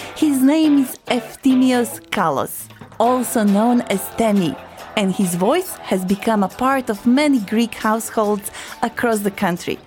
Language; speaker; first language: English; non-native, fluent; Croatian